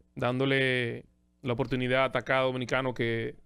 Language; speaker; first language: Spanish; native; Spanish